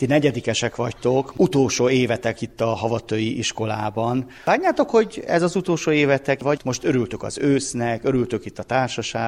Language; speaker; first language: Hungarian; native; Hungarian